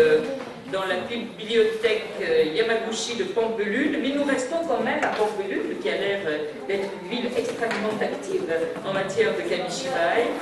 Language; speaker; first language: French; native; French